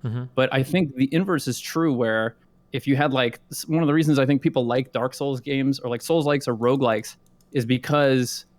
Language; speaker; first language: English; native; English